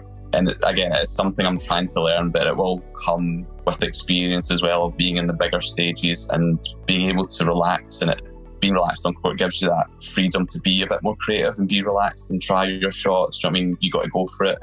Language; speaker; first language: English; native; English